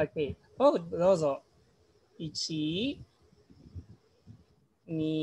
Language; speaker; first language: English; non-native, fluent; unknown